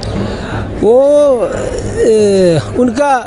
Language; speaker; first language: Hindi; non-native, local second language; Malayalam